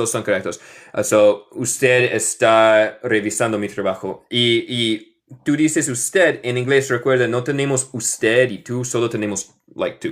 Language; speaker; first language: Spanish; non-native, fluent; English